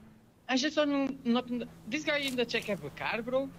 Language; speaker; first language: English; non-native, learner; Portuguese